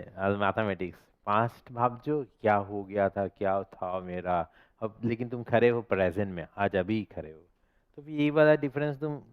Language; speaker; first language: Hindi; non-native, local second language; Bangla